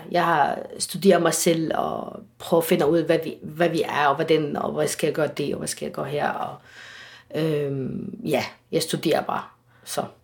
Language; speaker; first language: Danish; non-native, fluent; Arabic